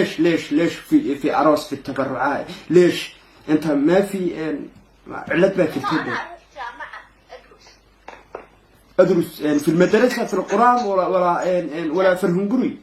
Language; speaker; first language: Arabic; non-native, learner; Somali